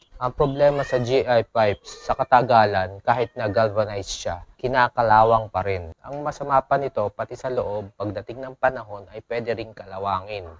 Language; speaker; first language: Filipino; native; Filipino